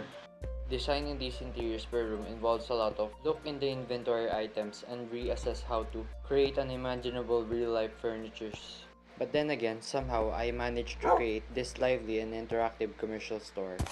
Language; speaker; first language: English; non-native, local second language; Filipino